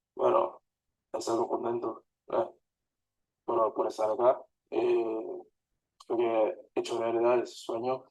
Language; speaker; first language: Spanish; non-native, learner; Portuguese